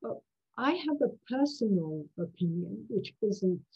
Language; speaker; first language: English; non-native, fluent; Persian